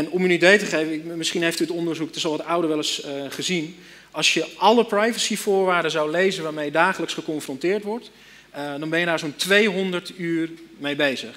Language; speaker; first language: Dutch; native; Dutch